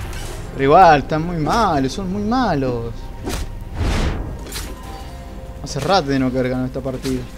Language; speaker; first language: Spanish; native; Spanish